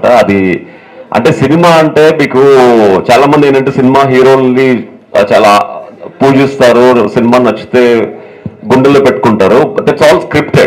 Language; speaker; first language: Telugu; native; Telugu